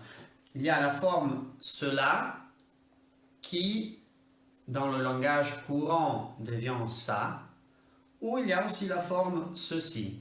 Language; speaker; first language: French; non-native, fluent; Italian